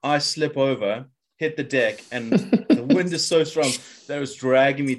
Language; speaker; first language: English; native; English